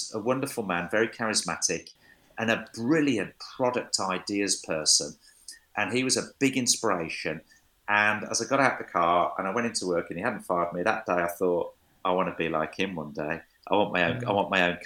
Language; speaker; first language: English; native; English